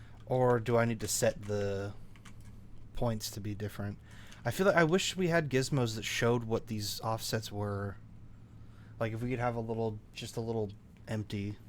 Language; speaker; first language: English; native; English